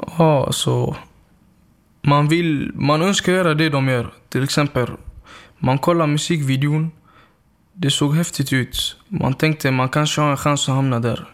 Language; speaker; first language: Swedish; early bilingual, other home language; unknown